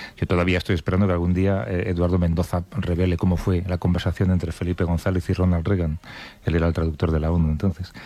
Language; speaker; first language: Spanish; native; Spanish